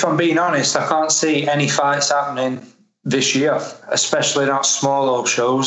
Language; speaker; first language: English; native; English